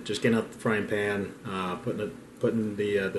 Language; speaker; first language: English; native; English